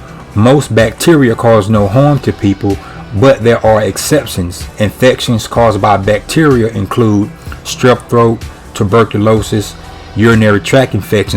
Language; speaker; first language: English; native; English